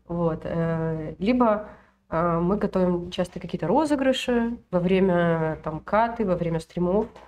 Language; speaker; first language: Russian; native; Russian